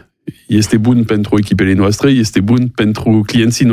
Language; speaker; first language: Romanian; non-native, fluent; French